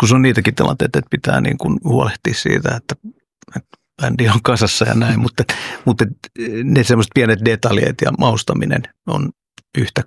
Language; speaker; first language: Finnish; early bilingual, other home language; Oromo